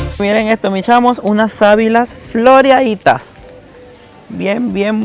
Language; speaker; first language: Spanish; native; Spanish